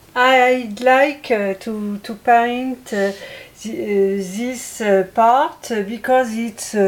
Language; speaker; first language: English; non-native, learner; French